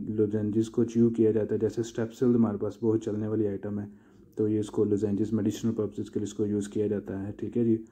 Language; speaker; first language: Urdu; non-native, local second language; Punjabi